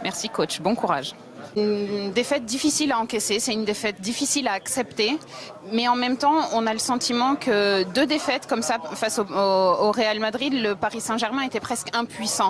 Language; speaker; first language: French; native; French